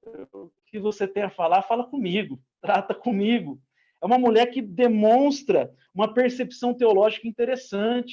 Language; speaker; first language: Portuguese; native; Portuguese